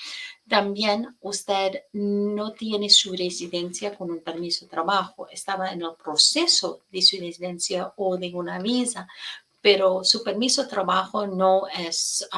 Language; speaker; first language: Spanish; non-native, fluent; English